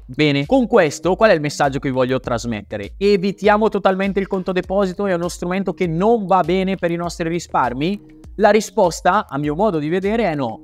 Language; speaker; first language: Italian; native; Italian